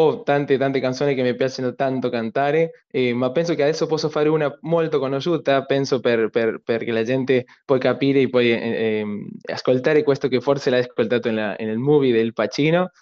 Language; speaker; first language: Italian; non-native, learner; Spanish